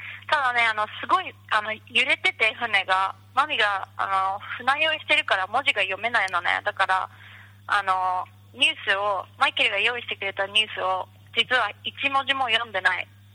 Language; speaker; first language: Japanese; native; Japanese